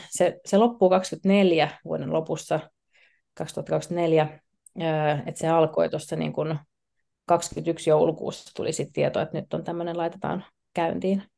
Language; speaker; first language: Finnish; native; Finnish